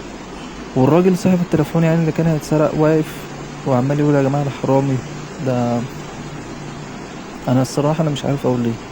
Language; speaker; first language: Arabic; native; Arabic